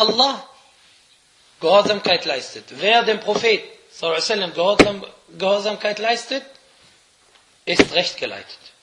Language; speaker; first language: German; non-native, fluent; Arabic